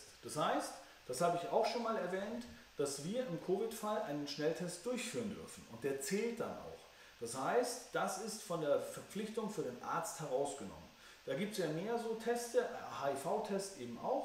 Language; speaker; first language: German; native; German